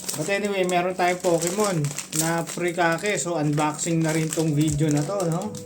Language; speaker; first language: Filipino; native; Filipino